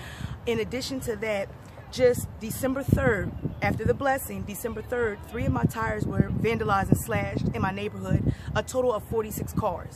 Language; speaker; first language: English; native; English